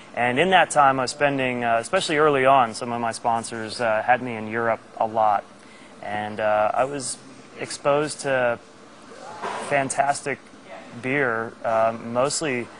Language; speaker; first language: English; native; English